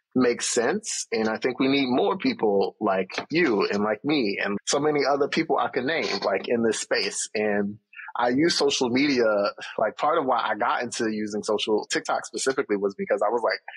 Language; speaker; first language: English; native; English